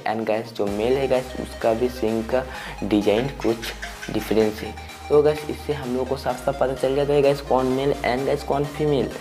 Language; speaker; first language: Hindi; non-native, local second language; Bangla